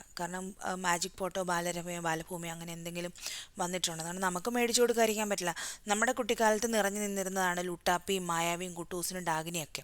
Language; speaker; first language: Malayalam; native; Malayalam